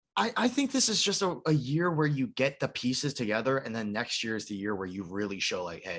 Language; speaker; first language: English; native; English